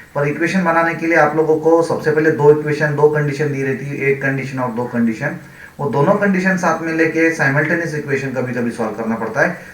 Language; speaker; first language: Hindi; non-native, local second language; Marathi